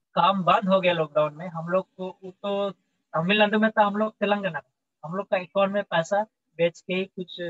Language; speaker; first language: Hindi; native; Hindi